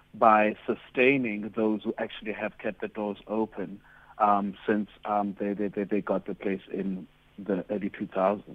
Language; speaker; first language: English; non-native, local second language; Xhosa